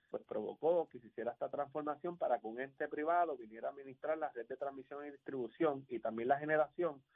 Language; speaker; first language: Spanish; native; Spanish